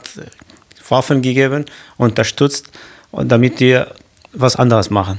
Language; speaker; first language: German; non-native, learner; Kurdish